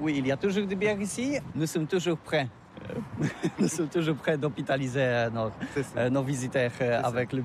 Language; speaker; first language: French; non-native, learner; Polish